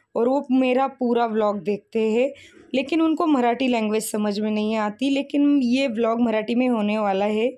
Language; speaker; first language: Hindi; non-native, local second language; Marathi